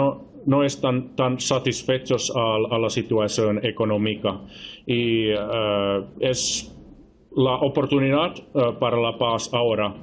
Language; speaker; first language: Spanish; non-native, fluent; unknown